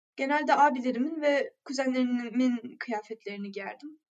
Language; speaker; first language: Turkish; native; Turkish